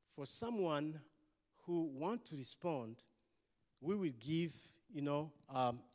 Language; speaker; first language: English; non-native, local second language; Kinyarwanda